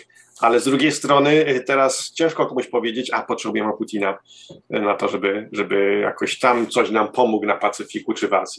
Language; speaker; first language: Polish; early bilingual, heritage; Polish